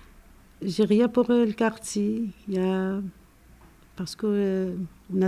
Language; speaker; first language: French; non-native, learner; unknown